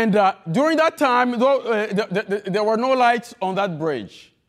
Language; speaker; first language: English; non-native, fluent; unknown